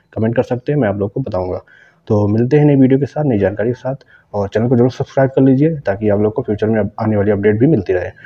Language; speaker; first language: Hindi; native; Hindi